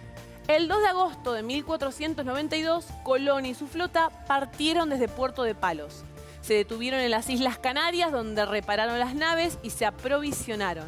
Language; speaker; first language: Spanish; native; Spanish